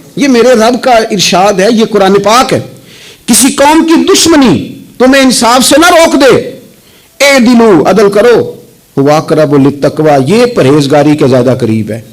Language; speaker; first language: Urdu; non-native, local second language; Punjabi